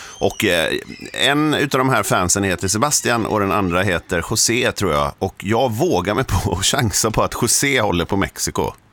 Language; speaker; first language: Swedish; native; Swedish